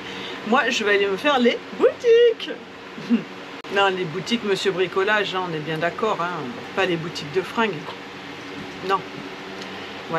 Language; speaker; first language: French; native; French